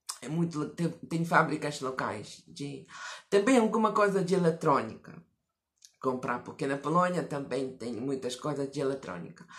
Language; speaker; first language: Portuguese; non-native, fluent; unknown